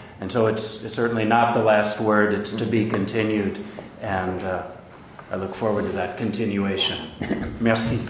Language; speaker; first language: English; native; English